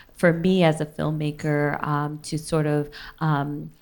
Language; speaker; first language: English; native; English